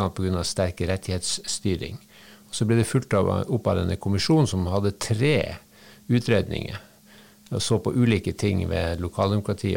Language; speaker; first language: Norwegian; native; Norwegian